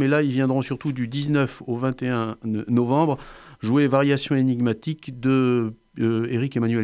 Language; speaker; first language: French; native; French